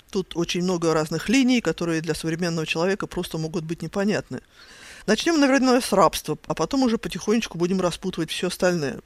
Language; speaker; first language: Russian; native; Russian